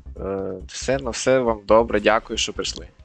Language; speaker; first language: Ukrainian; native; Ukrainian